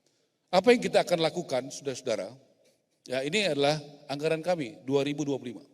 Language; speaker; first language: Indonesian; native; Indonesian